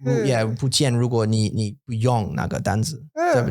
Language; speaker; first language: Chinese; non-native, learner; English